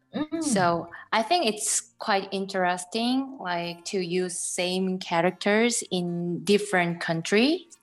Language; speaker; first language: English; non-native, fluent; Korean